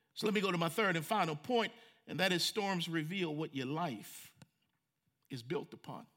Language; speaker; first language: English; native; English